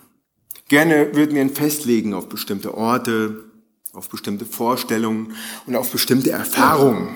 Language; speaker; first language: German; native; German